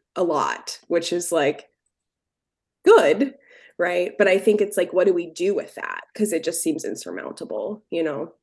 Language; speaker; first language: English; native; English